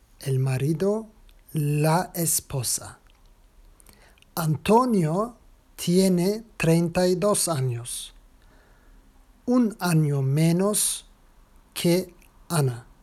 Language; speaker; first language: Spanish; non-native, fluent; Turkish